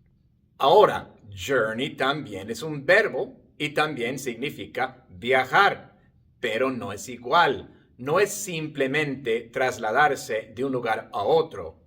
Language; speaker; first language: Spanish; non-native, fluent; English